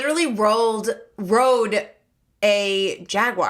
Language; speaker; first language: English; native; English